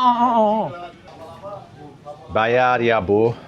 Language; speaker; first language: Indonesian; non-native, learner; English